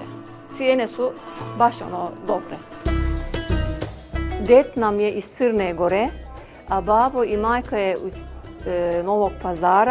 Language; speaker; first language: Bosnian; early bilingual, heritage; Bosnian